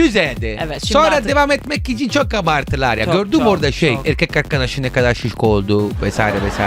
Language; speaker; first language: Turkish; non-native, learner; Italian